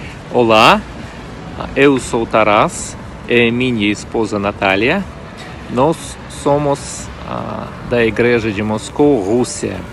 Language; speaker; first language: Portuguese; non-native, learner; Russian